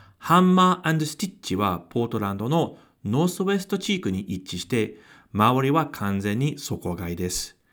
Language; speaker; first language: Japanese; non-native, fluent; English